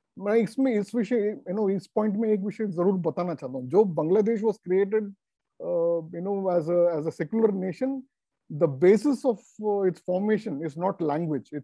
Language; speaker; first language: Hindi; non-native, local second language; Tamil